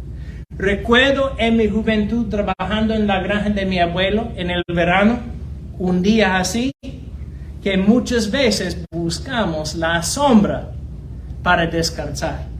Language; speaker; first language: Spanish; non-native, fluent; English